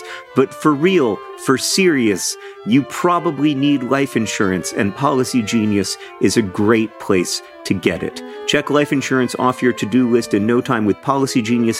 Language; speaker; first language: English; native; English